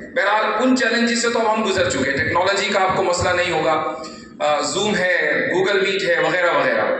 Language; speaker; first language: Urdu; native; Urdu